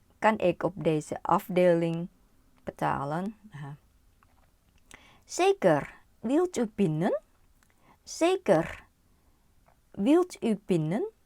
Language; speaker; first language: Dutch; non-native, learner; Thai